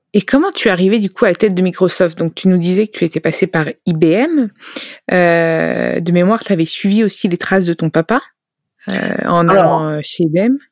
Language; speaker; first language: French; native; French